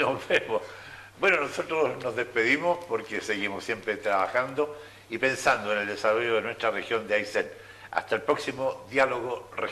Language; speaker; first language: Spanish; native; Spanish